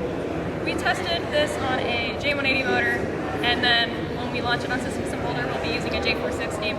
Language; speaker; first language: English; native; English